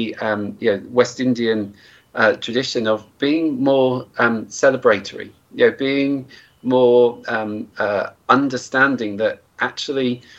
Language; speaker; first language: English; native; English